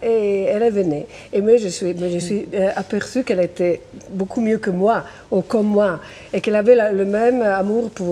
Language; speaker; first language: French; non-native, fluent; Italian